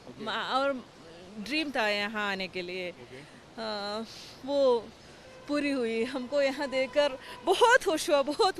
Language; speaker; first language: Hindi; non-native, local second language; Malayalam